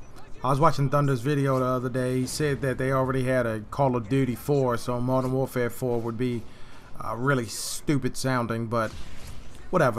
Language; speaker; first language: English; native; English